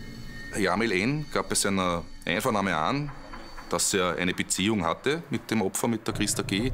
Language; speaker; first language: German; native; German